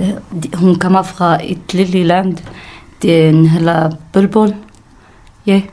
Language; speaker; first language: Danish; non-native, learner; Kurdish